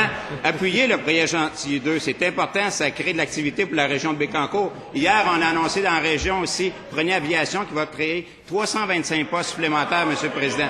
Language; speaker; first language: French; native; French